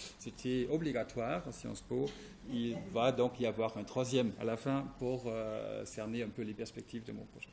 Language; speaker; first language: French; non-native, fluent; German